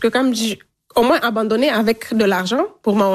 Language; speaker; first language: French; non-native, local second language; Fula